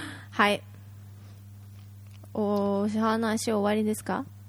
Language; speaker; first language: Japanese; native; Japanese